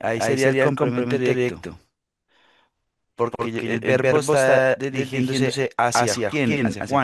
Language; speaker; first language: Spanish; native; Spanish